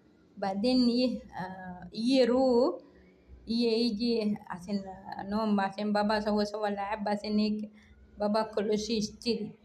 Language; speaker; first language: Arabic; non-native, learner; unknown